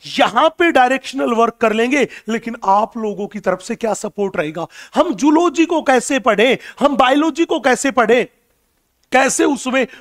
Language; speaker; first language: Hindi; native; Hindi